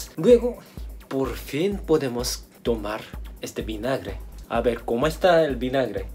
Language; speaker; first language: Spanish; non-native, fluent; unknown